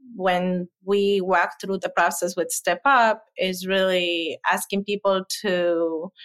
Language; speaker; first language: English; non-native, fluent; Spanish